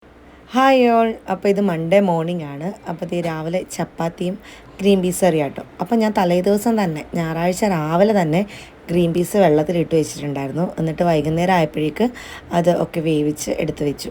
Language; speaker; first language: Malayalam; native; Malayalam